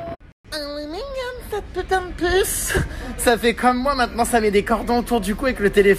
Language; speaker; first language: French; native; French